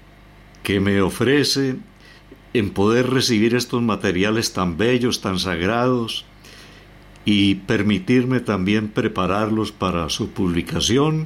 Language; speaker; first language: Spanish; native; Spanish